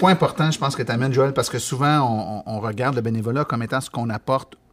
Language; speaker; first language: French; native; French